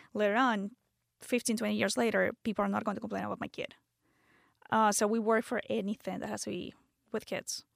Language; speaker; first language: English; non-native, fluent; Spanish